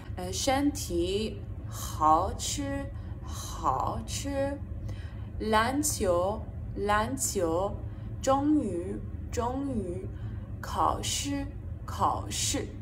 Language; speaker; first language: Chinese; non-native, fluent; Persian